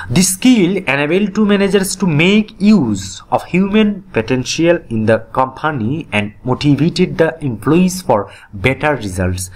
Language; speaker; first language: English; non-native, local second language; Bangla